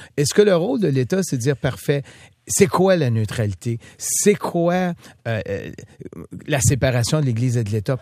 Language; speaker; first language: French; native; French